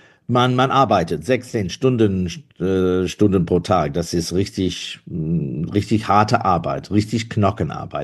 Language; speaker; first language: German; non-native, fluent; English